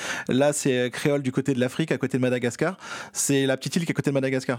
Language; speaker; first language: French; native; French